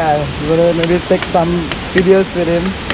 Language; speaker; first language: English; non-native, learner; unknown